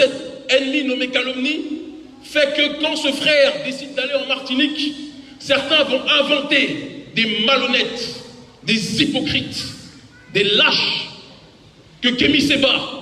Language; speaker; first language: French; native; French